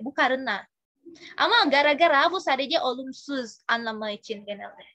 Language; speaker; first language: Turkish; non-native, learner; Indonesian